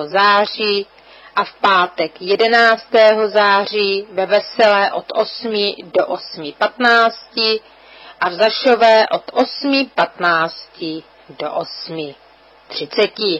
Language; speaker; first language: Czech; native; Czech